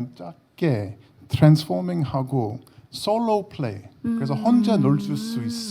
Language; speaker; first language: Korean; non-native, learner; English